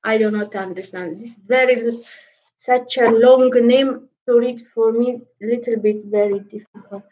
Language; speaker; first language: English; non-native, learner; Amharic